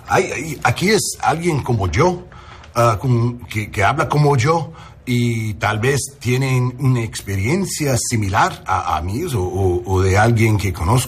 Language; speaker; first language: Spanish; non-native, learner; English